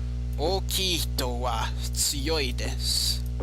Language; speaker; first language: Japanese; non-native, learner; English